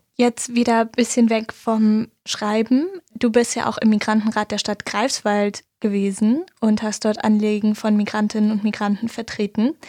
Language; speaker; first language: German; native; German